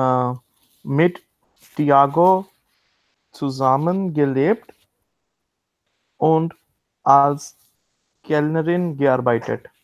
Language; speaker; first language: German; non-native, learner; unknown